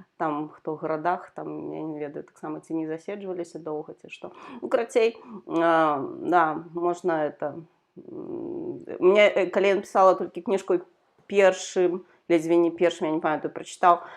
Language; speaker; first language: Belarusian; non-native, local second language; Russian